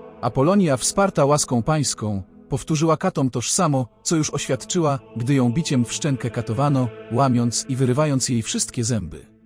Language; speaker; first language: Polish; native; Polish